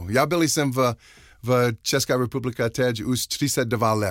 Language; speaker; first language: Czech; non-native, fluent; English